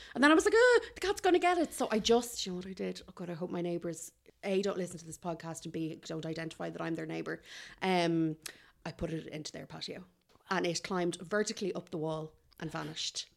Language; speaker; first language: English; native; English